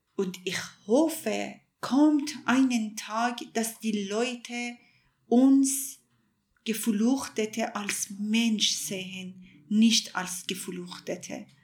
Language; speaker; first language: German; non-native, fluent; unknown